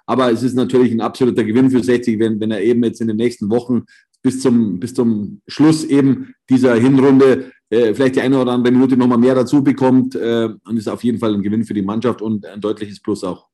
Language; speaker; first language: German; native; German